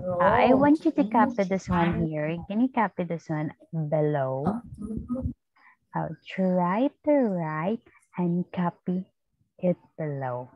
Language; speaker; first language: English; non-native, fluent; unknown